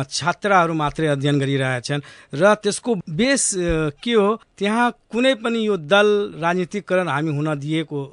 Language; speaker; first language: Nepali; non-native, local second language; Awadhi